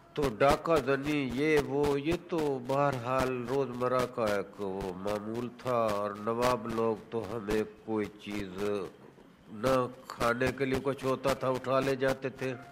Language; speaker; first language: Urdu; non-native, local second language; Saraiki